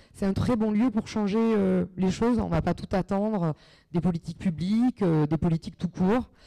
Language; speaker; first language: French; native; French